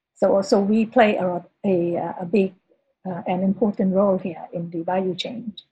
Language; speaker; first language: English; non-native, fluent; Thai